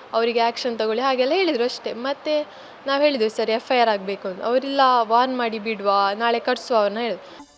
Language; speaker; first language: Kannada; non-native, local second language; Tulu